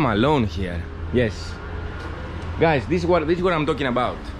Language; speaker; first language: English; non-native, fluent; Greek